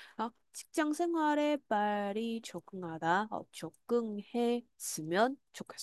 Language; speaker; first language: Korean; non-native, fluent; Chinese